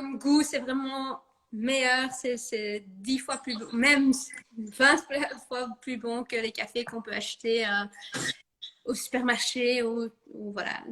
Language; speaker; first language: French; non-native, fluent; Dutch